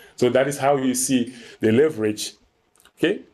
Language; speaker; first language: English; non-native, fluent; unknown